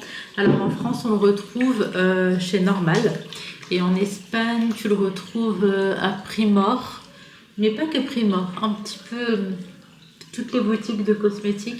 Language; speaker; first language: French; native; French